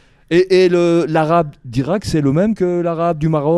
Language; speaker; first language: French; native; French